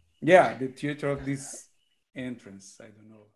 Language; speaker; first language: English; non-native, learner; Portuguese